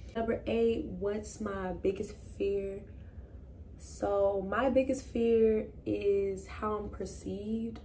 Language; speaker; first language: English; native; English